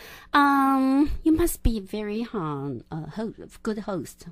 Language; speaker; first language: English; non-native, local second language; Chinese